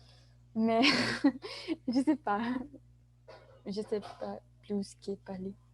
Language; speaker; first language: French; non-native, learner; Portuguese